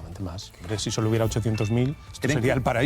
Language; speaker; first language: Spanish; native; Spanish